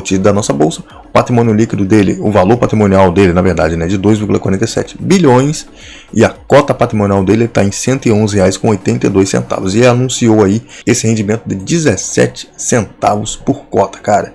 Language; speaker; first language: Portuguese; native; Portuguese